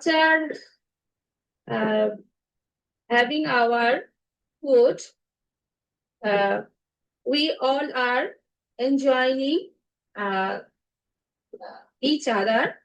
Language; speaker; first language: English; non-native, learner; Bangla